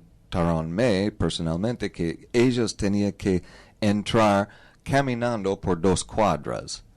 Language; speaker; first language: Spanish; non-native, learner; English